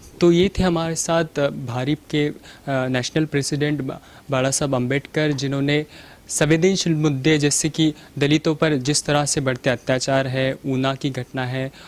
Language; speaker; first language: Hindi; non-native, local second language; Marathi